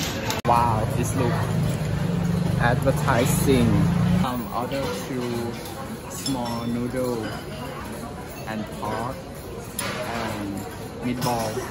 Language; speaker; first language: English; non-native, learner; Thai